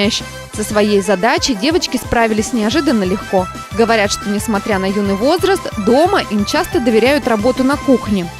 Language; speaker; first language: Russian; native; Russian